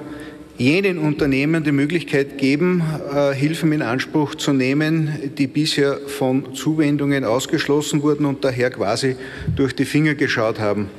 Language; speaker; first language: German; native; German